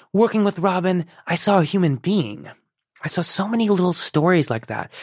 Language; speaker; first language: English; early bilingual, other home language; Persian